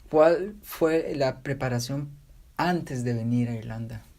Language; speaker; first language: Portuguese; non-native, learner; Spanish